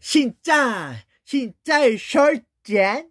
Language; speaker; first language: Chinese; non-native, learner; Korean